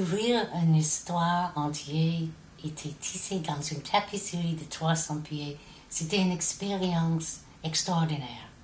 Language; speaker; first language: French; non-native, local second language; English